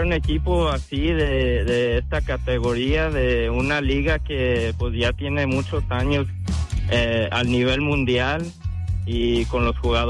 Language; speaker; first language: Spanish; early bilingual, heritage; Spanish